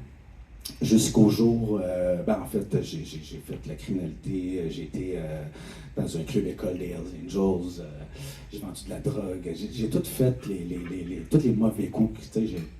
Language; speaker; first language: French; native; French